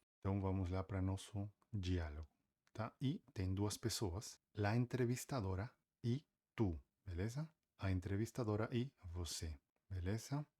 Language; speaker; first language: Portuguese; native; Portuguese